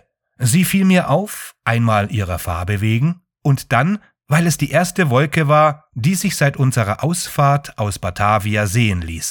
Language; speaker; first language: German; native; German